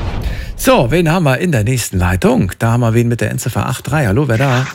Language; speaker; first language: German; native; German